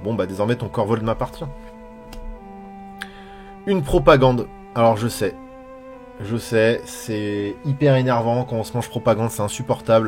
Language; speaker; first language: French; native; French